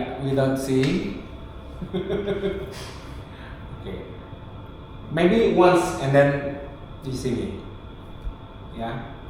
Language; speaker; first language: English; non-native, local second language; Indonesian